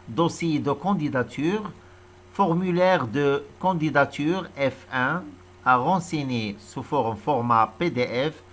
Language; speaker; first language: French; non-native, local second language; Arabic